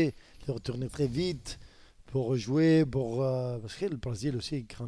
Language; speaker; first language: French; non-native, learner; Arabic